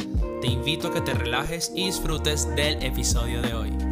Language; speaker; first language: Spanish; native; Spanish